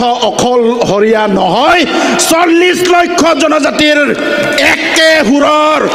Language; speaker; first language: Assamese; non-native, local second language; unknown